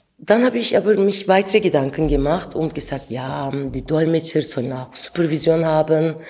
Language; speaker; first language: German; non-native, fluent; Turkish